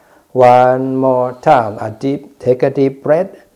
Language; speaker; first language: English; non-native, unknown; Thai